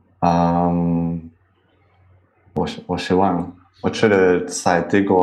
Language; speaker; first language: Chinese; non-native, learner; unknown